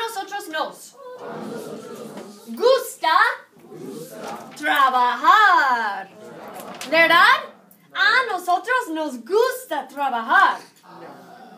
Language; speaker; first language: Spanish; non-native, fluent; English